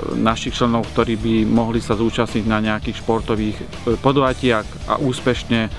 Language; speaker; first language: Slovak; non-native, local second language; Hungarian